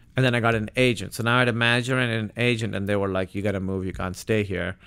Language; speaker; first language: English; non-native, local second language; Urdu